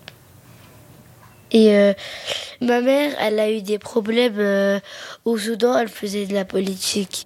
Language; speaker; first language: French; early bilingual, other home language; Arabic